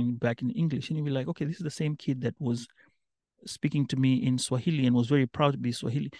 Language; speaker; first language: English; non-native, local second language; Giryama